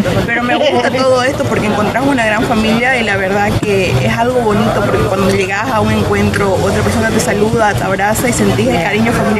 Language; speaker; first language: Spanish; native; Spanish